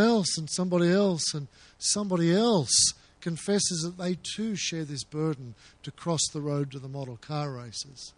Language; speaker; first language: English; native; English